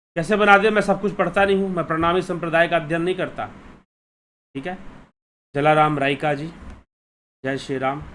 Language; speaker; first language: Hindi; native; Hindi